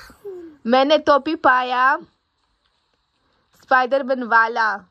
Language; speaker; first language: Hindi; early bilingual, heritage; Urdu